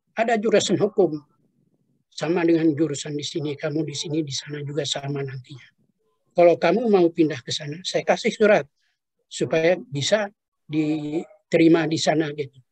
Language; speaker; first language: Indonesian; non-native, local second language; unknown